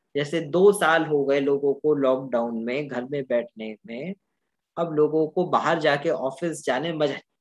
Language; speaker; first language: Hindi; native; Hindi